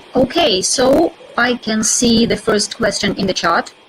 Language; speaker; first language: English; non-native, fluent; Russian